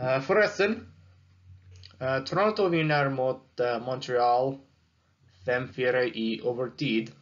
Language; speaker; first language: Swedish; non-native, learner; English